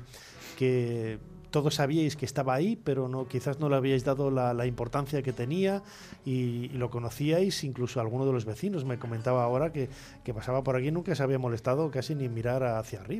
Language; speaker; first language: Spanish; native; Spanish